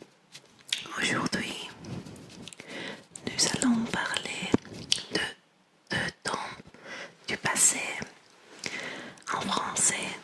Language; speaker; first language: French; non-native, learner; English